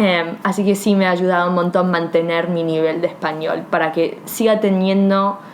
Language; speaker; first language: Spanish; early bilingual, heritage; Spanish